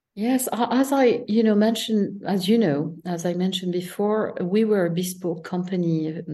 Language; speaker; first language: English; non-native, fluent; French